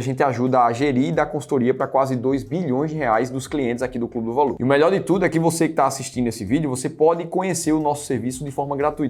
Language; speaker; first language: Portuguese; native; Portuguese